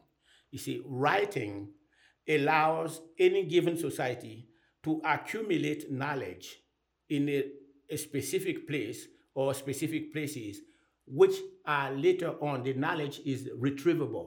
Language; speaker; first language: English; non-native, fluent; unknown